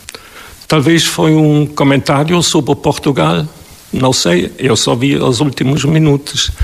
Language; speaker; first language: Portuguese; non-native, fluent; German